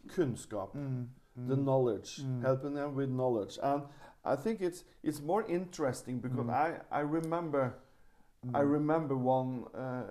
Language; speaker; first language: English; non-native, fluent; Norwegian